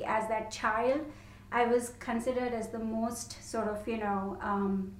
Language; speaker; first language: English; non-native, local second language; Hindi